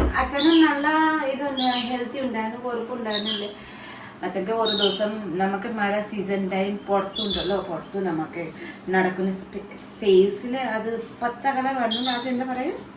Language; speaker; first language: Malayalam; non-native, fluent; Nepali